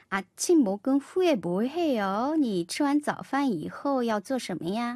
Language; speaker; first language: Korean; non-native, fluent; Chinese